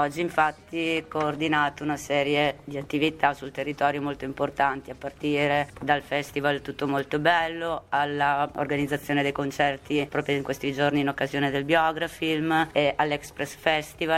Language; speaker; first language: Italian; native; Italian